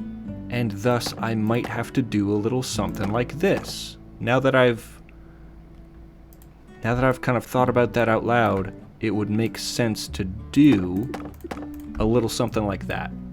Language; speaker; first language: English; native; English